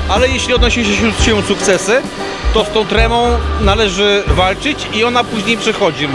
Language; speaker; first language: Polish; native; Polish